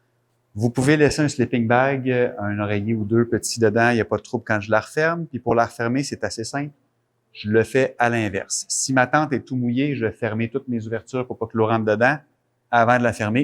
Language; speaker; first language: French; native; French